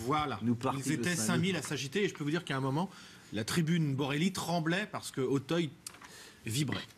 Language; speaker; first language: French; native; French